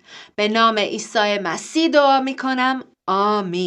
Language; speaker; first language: Persian; native; Persian